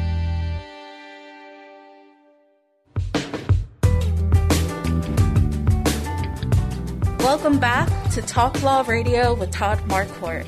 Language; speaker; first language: English; native; English